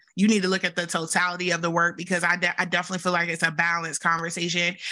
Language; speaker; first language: English; native; English